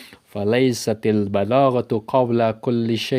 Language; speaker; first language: Arabic; non-native, fluent; Indonesian